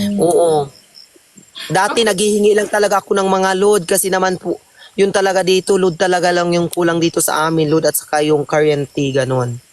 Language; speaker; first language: Filipino; non-native, local second language; Cebuano